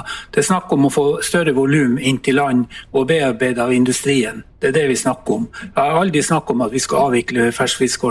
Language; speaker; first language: Norwegian; native; Norwegian